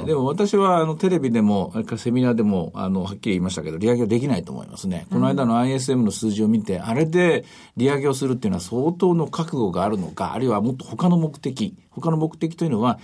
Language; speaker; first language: Japanese; native; Japanese